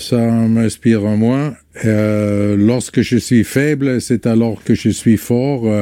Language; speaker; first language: French; non-native, fluent; German